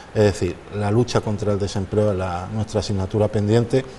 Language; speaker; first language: Spanish; native; Spanish